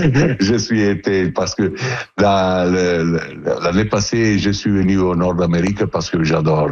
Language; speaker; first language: French; non-native, fluent; Italian